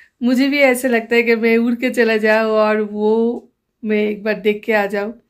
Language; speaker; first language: Hindi; non-native, local second language; Bangla